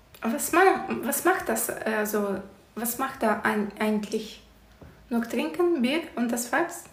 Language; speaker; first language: German; non-native, learner; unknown